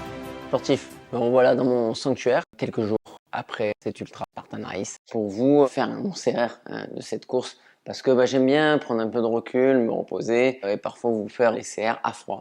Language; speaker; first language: French; native; French